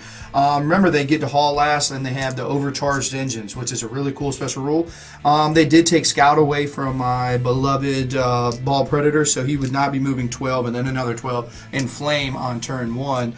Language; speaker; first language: English; native; English